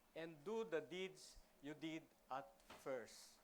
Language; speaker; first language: English; non-native, local second language; Filipino